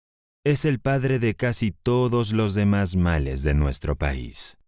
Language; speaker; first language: Spanish; native; Spanish